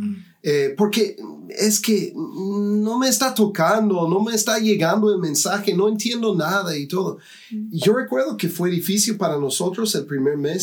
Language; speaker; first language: Spanish; non-native, fluent; English